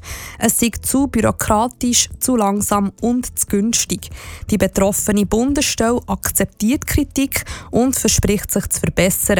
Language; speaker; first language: German; native; German